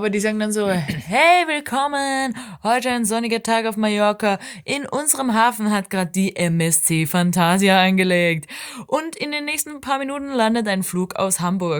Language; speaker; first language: German; native; German